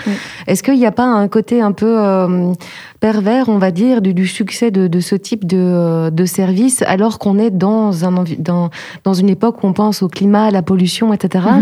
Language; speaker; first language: French; native; French